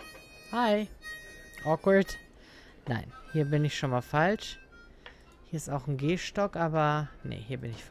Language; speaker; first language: German; native; German